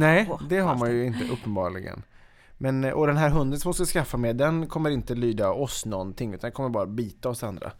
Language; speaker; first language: Swedish; native; Swedish